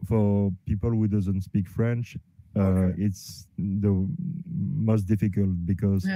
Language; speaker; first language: English; non-native, learner; French